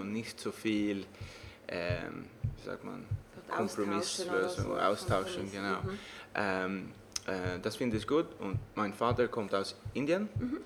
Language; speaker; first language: German; non-native, learner; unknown